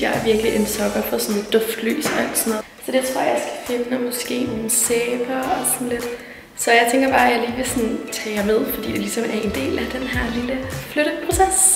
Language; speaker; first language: Danish; native; Danish